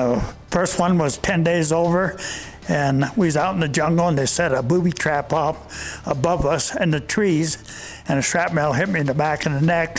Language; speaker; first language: English; native; English